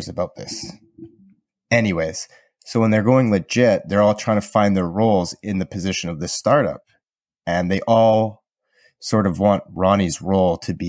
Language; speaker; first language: English; native; English